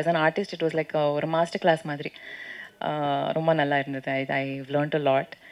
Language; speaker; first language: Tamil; non-native, local second language; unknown